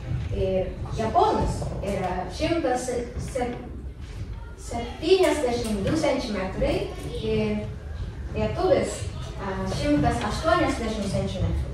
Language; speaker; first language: Lithuanian; non-native, learner; Japanese